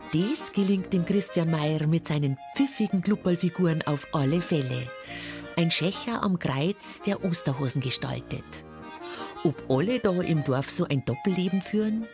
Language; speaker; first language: German; native; German